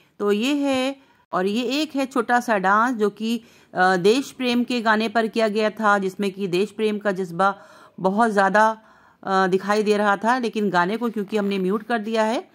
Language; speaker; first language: Hindi; native; Hindi